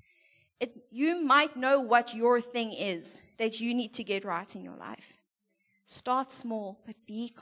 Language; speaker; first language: English; native; English